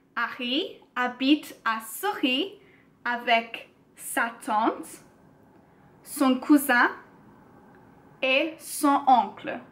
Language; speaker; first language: French; non-native, learner; English